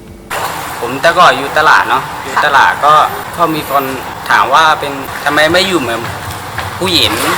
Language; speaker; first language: Thai; non-native, fluent; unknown